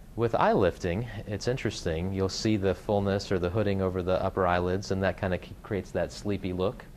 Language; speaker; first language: English; native; English